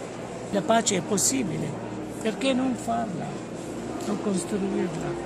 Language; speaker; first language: Italian; non-native, fluent; Arabic